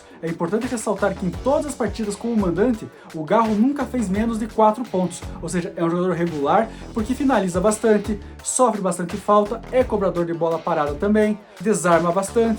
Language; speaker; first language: Portuguese; native; Portuguese